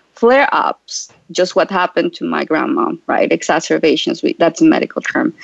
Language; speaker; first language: English; non-native, fluent; Spanish